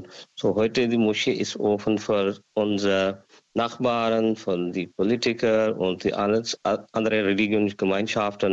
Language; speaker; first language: German; non-native, learner; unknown